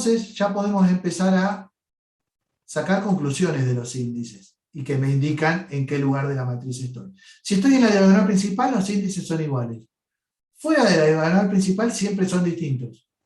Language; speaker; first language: Spanish; native; Spanish